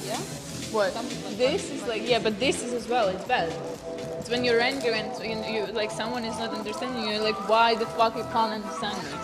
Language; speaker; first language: English; non-native, fluent; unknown